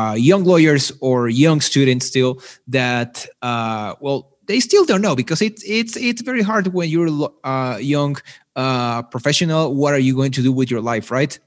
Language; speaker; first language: English; non-native, fluent; Spanish